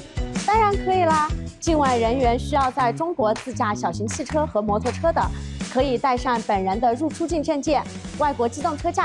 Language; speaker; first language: Chinese; native; Chinese